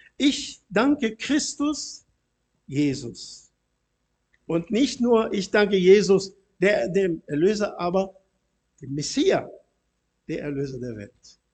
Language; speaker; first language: German; non-native, fluent; Arabic